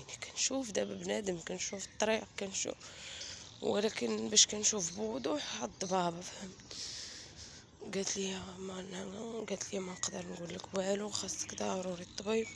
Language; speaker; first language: Arabic; native; Arabic